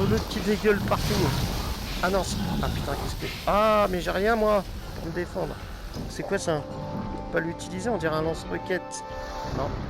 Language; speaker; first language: French; native; French